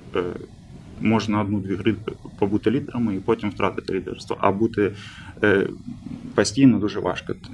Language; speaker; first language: Ukrainian; native; Ukrainian